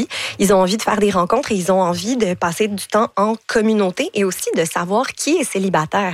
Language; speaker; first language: French; native; French